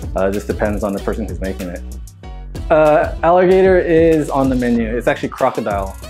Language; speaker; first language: English; native; English